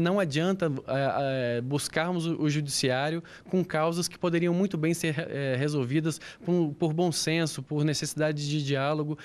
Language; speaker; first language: Portuguese; native; Portuguese